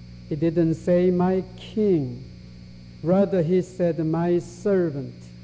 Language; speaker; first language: English; non-native, fluent; Korean